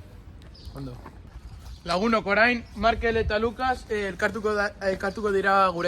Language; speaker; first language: Basque; non-native, local second language; Spanish